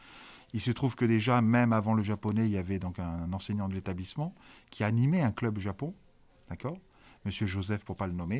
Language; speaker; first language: French; native; French